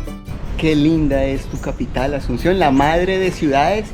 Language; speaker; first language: Spanish; native; Spanish